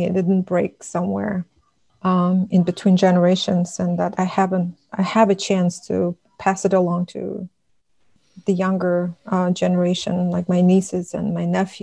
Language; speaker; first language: English; non-native, fluent; Buriat